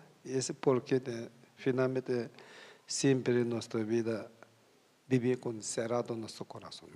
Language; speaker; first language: Spanish; non-native, learner; Tibetan